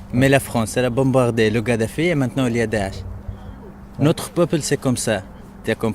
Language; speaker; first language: French; non-native, learner; Arabic